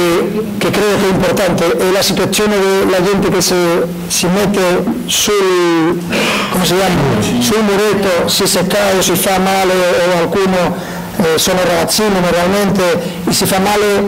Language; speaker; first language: Italian; non-native, learner; Spanish